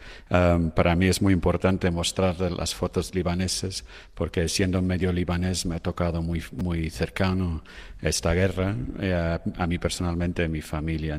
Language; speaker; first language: Spanish; non-native, fluent; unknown